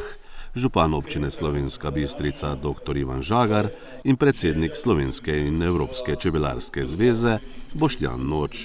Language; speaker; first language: Slovenian; native; Slovenian